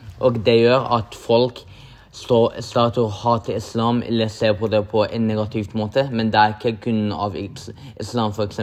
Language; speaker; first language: Norwegian; non-native, local second language; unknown